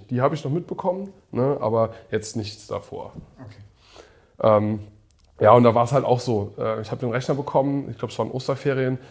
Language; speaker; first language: German; early bilingual, other home language; English